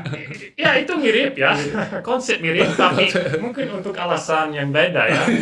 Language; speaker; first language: Indonesian; non-native, learner; English